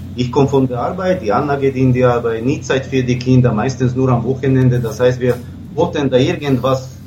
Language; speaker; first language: German; non-native, fluent; Slovak